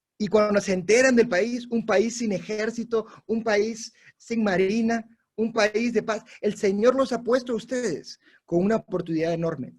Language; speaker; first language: Spanish; non-native, local second language; English